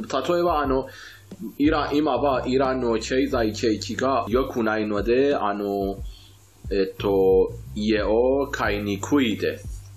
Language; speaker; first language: Japanese; non-native, fluent; Persian